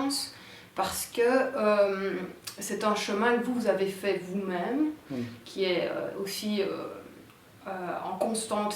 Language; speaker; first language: French; native; French